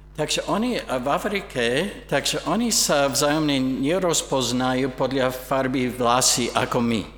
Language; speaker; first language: Slovak; non-native, fluent; English